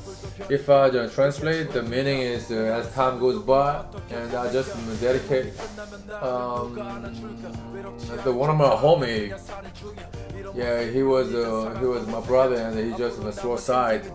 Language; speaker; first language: English; non-native, learner; Korean